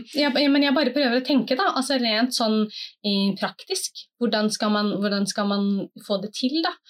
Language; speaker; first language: Norwegian; early bilingual, other home language; Somali